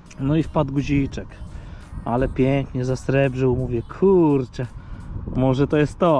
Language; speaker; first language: Polish; native; Polish